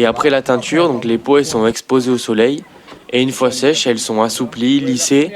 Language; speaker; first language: French; native; French